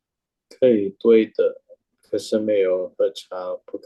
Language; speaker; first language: Chinese; non-native, learner; Indonesian